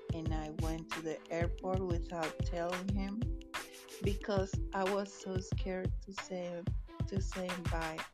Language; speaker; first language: English; non-native, learner; Spanish